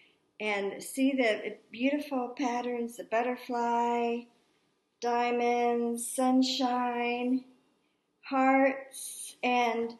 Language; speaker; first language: English; native; English